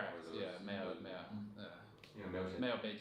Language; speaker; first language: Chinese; non-native, learner; English